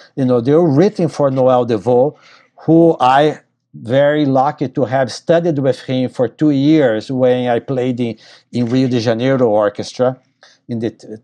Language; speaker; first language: English; non-native, fluent; Portuguese